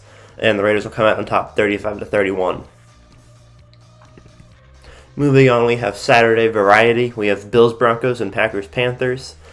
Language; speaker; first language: English; native; English